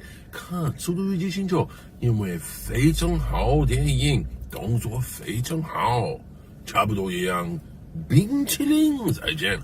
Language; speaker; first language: Chinese; non-native, learner; English